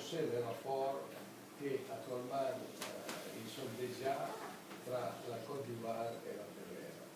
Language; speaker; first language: French; non-native, learner; Italian